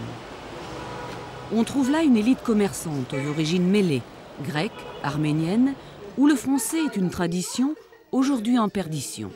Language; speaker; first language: French; native; French